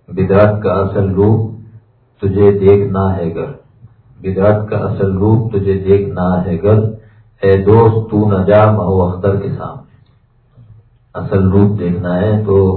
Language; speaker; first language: Urdu; native; Urdu